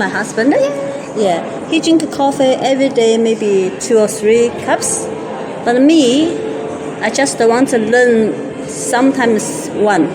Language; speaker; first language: English; non-native, learner; Chinese